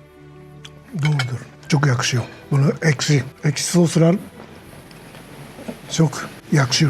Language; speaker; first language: Turkish; non-native, learner; Japanese